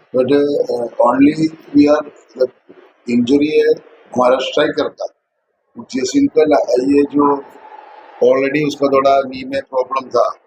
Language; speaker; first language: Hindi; non-native, local second language; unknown